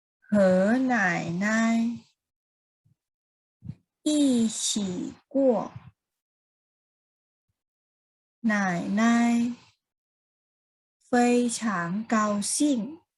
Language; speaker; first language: Chinese; non-native, fluent; Thai